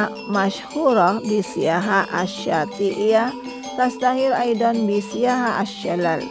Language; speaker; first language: Arabic; non-native, fluent; Indonesian